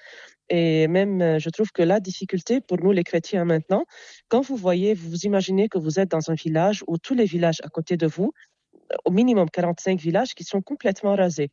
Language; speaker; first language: French; non-native, local second language; Arabic